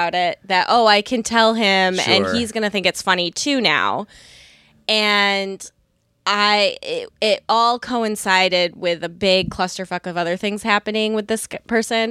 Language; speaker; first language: English; native; English